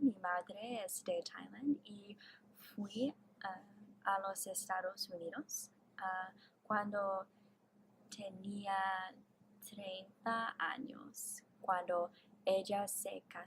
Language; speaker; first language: Spanish; non-native, learner; English